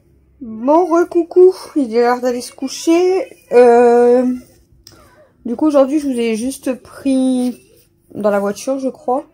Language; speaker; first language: French; native; French